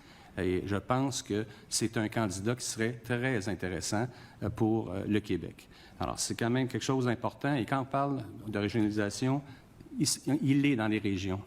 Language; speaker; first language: French; native; French